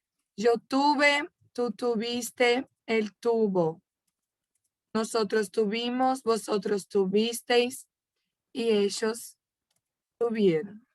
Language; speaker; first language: Spanish; non-native, fluent; Portuguese